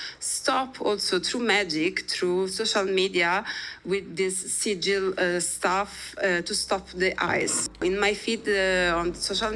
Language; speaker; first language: English; non-native, fluent; Italian